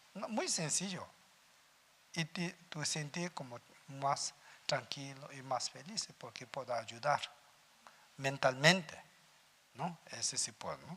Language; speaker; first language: Spanish; non-native, learner; Tibetan